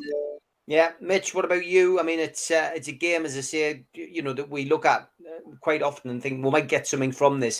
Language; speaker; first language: English; native; English